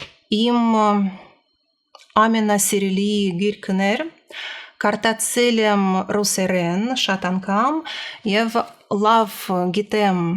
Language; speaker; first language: Armenian; non-native, learner; Russian